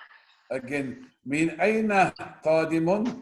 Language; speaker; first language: Arabic; non-native, fluent; Afrikaans